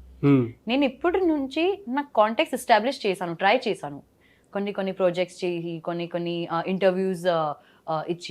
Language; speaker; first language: Telugu; non-native, learner; Gujarati